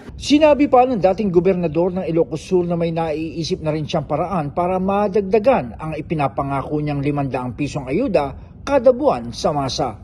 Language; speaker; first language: Filipino; native; Filipino